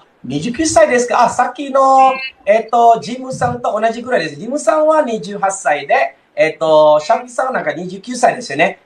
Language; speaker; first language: Japanese; non-native, fluent; Malay